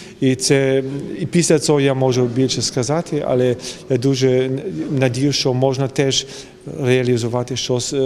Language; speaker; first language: Ukrainian; non-native, fluent; German